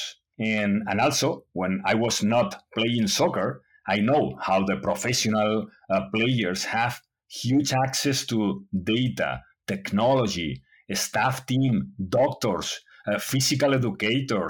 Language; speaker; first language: English; non-native, fluent; Spanish